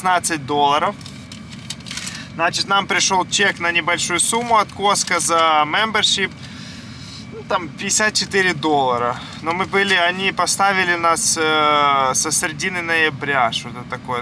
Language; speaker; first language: Russian; native; Russian